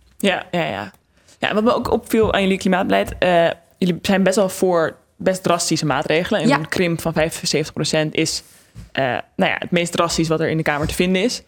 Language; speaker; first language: Dutch; native; Dutch